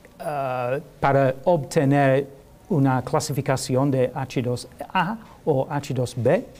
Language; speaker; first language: Spanish; non-native, learner; English